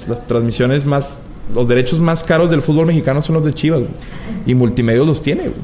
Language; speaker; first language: Spanish; native; Spanish